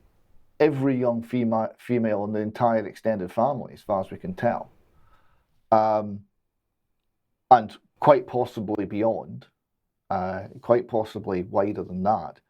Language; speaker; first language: English; native; English